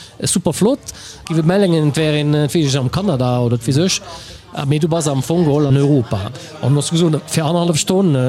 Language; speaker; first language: Luxembourgish; early bilingual, other home language; Italian